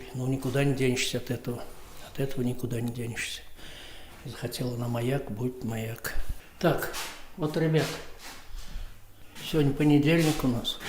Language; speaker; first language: Russian; native; Russian